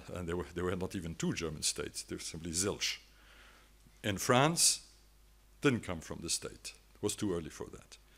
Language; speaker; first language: English; non-native, fluent; French